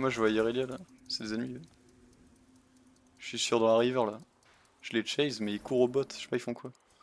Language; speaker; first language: French; native; French